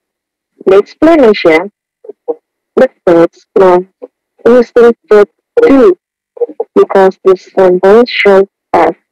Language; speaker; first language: English; non-native, learner; Indonesian